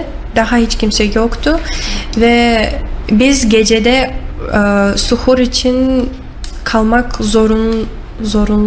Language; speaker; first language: Turkish; non-native, learner; Russian